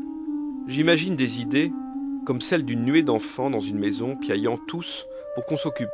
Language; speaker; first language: French; native; French